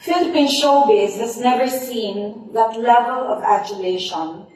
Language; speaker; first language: English; non-native, local second language; Filipino